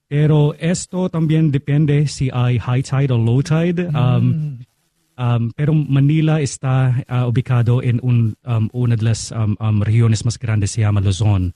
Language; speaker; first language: Spanish; non-native, fluent; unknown